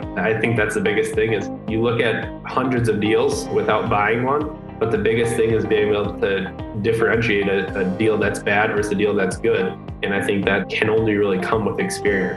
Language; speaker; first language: English; native; English